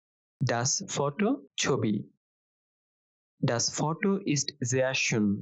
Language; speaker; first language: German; non-native, fluent; Bangla